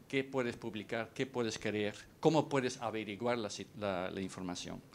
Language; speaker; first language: Spanish; non-native, fluent; Dutch